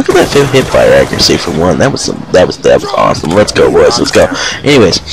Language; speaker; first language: English; native; English